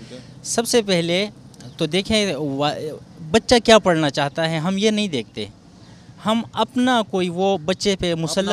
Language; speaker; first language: Urdu; native; Urdu